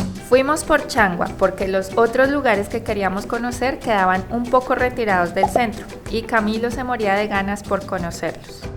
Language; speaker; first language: Spanish; native; Spanish